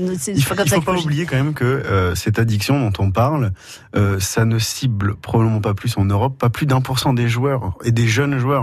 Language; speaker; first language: French; native; French